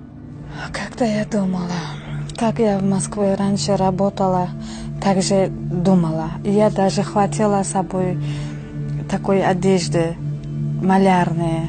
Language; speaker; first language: Russian; non-native, learner; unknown